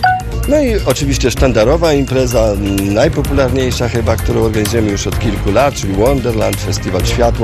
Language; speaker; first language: Polish; native; Polish